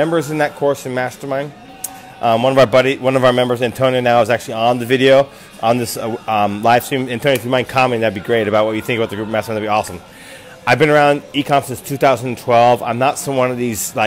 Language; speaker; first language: English; native; English